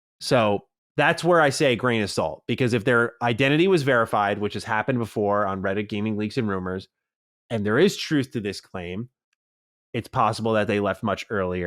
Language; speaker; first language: English; native; English